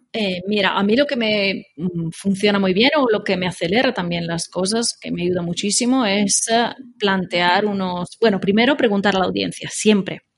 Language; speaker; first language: Spanish; non-native, fluent; Italian